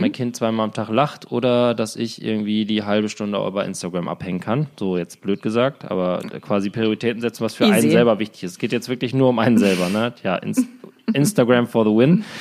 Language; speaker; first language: German; native; German